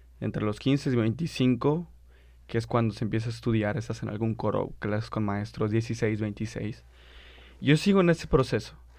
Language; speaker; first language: Spanish; native; Spanish